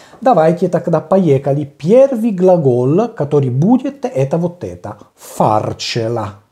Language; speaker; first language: Russian; non-native, learner; Italian